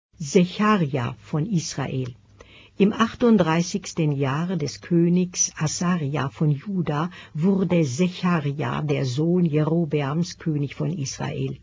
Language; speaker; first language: German; native; German